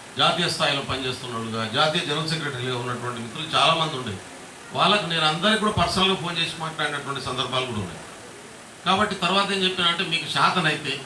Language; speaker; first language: Telugu; non-native, local second language; Lambadi